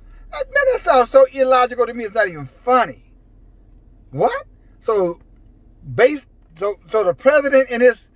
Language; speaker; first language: English; native; English